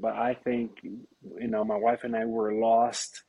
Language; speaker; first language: English; non-native, fluent; Portuguese